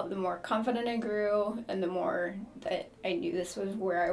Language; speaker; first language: English; native; English